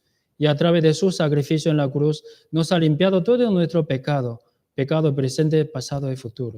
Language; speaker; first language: Spanish; non-native, learner; Chinese